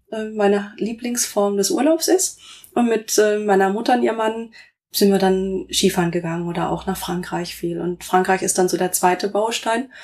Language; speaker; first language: German; native; German